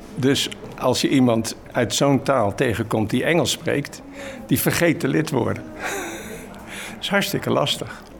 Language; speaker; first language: Dutch; native; Dutch